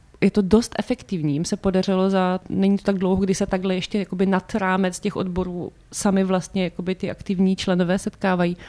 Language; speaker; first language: Czech; native; Czech